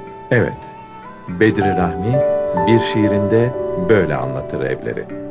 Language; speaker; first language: Turkish; native; Turkish